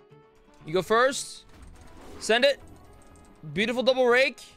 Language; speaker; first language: English; non-native, fluent; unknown